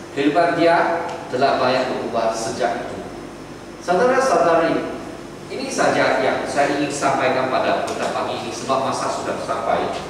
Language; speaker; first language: Malay; non-native, local second language; Chinese